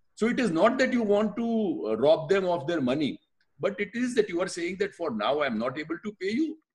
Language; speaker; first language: English; non-native, local second language; Gujarati